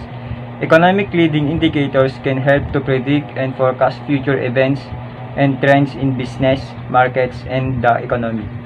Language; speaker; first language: English; non-native, local second language; Filipino